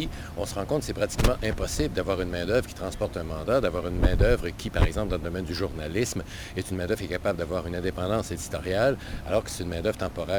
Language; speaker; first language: French; native; French